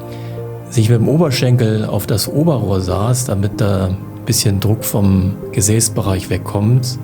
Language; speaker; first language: German; native; German